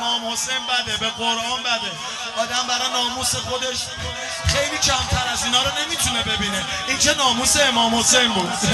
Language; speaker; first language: Persian; native; Persian